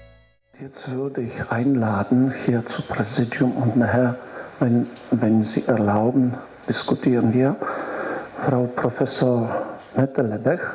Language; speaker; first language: German; non-native, fluent; Polish